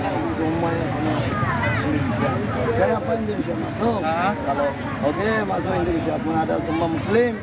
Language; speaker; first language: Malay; non-native, learner; Rohingya